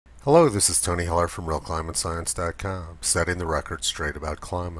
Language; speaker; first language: English; native; English